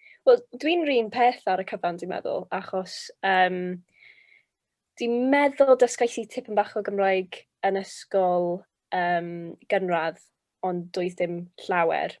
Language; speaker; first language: Welsh; non-native, local second language; English